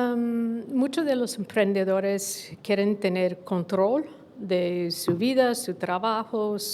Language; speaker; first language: Spanish; non-native, fluent; English